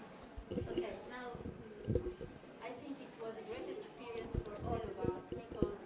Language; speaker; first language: English; non-native, fluent; Italian